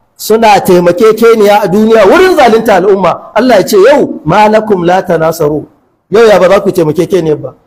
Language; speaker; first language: Hausa; native; Hausa